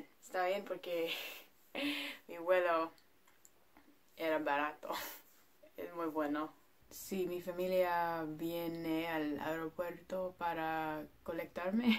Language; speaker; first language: Spanish; non-native, learner; English